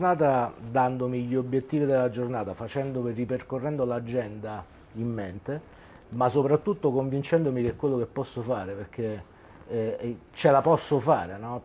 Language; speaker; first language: Italian; native; Italian